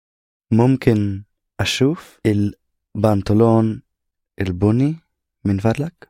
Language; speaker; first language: Arabic; non-native, learner; English